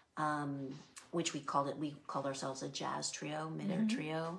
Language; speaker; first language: English; native; English